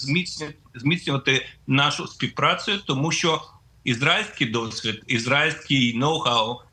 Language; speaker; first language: Ukrainian; non-native, fluent; Russian